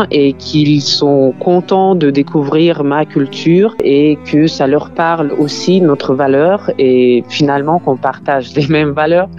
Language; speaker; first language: French; non-native, fluent; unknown